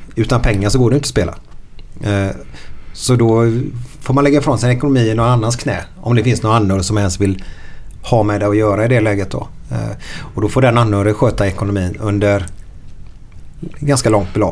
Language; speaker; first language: Swedish; native; Swedish